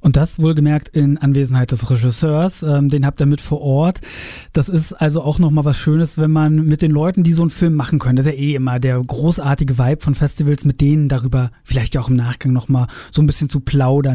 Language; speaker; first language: German; native; German